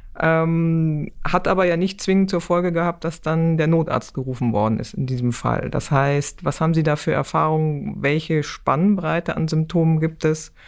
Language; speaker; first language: German; native; German